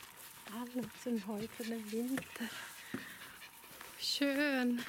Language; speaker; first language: German; non-native, learner; Swedish